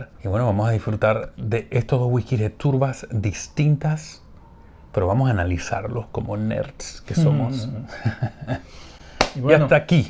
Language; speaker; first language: Spanish; native; Spanish